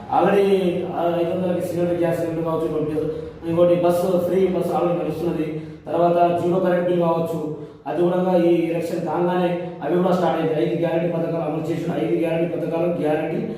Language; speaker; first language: Telugu; non-native, local second language; Lambadi